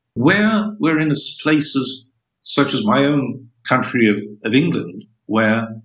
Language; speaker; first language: English; native; English